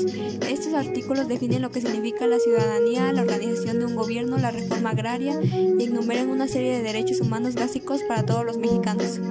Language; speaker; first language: Spanish; native; Spanish